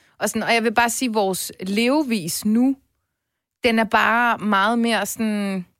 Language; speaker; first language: Danish; native; Danish